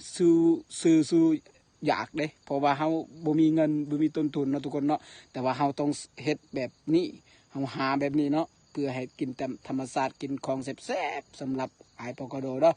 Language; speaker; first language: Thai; non-native, local second language; Northeastern Thai